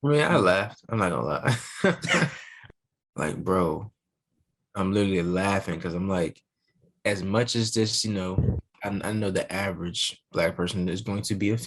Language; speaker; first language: English; native; English